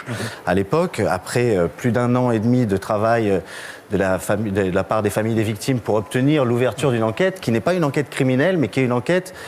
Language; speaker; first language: French; native; French